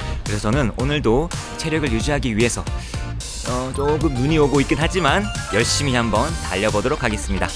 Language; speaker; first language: Korean; native; Korean